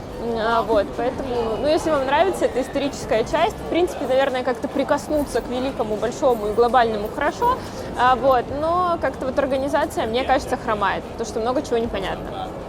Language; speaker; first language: Russian; native; Russian